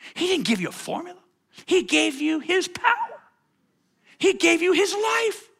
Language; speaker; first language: English; native; English